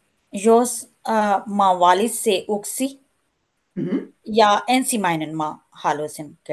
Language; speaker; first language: Finnish; non-native, learner; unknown